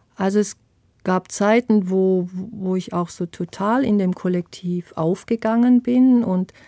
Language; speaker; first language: German; native; German